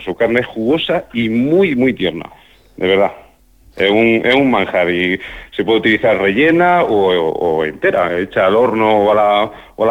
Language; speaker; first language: Spanish; native; Spanish